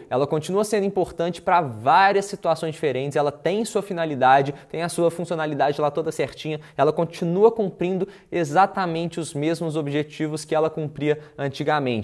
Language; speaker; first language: Portuguese; native; Portuguese